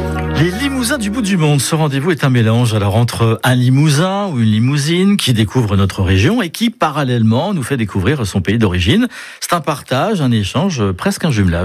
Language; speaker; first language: French; native; French